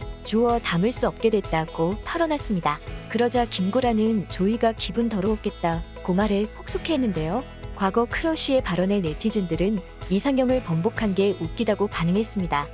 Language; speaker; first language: Korean; native; Korean